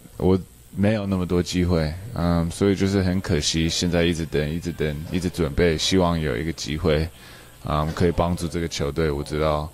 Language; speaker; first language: Chinese; early bilingual, heritage; English